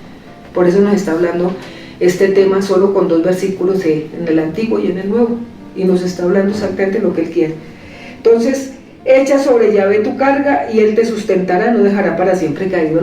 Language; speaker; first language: Spanish; native; Spanish